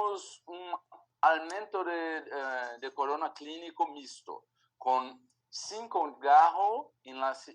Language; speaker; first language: Spanish; non-native, fluent; Portuguese